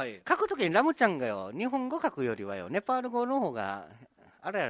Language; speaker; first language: Japanese; native; Japanese